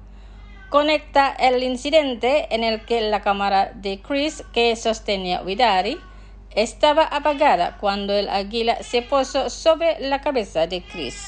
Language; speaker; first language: Spanish; non-native, fluent; Indonesian